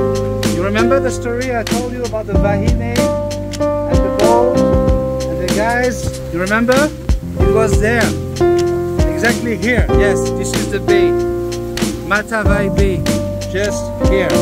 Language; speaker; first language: English; non-native, fluent; French